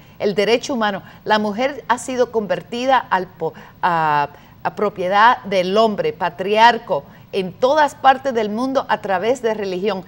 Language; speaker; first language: Spanish; early bilingual, heritage; Spanish